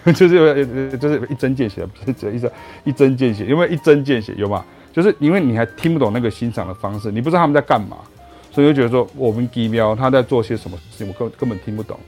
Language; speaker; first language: Chinese; native; Chinese